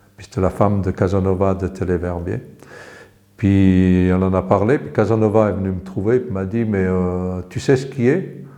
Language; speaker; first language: French; early bilingual, other home language; English